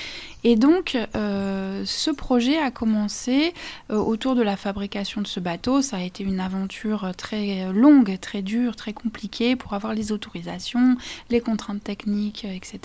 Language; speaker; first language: French; native; French